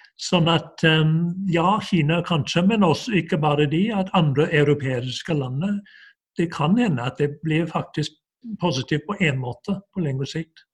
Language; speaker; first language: Norwegian; non-native, fluent; English